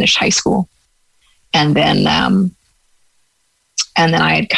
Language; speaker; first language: English; native; English